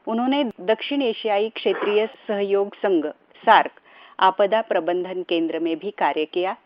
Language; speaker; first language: Hindi; non-native, local second language; Marathi